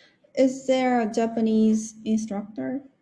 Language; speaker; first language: English; non-native, learner; Japanese